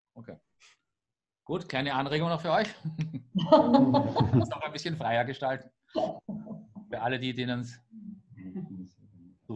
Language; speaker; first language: German; native; German